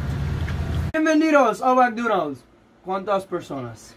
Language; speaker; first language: Spanish; non-native, learner; English